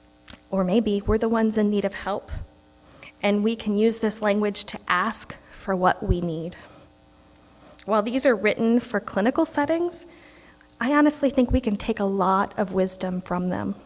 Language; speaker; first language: English; native; English